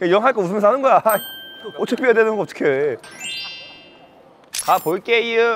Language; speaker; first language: Korean; native; Korean